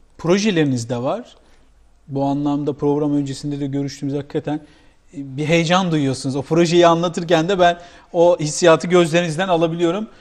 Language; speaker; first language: Turkish; native; Turkish